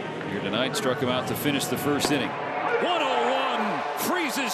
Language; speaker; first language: English; native; English